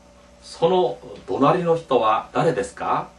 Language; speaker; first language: Japanese; non-native, fluent; Korean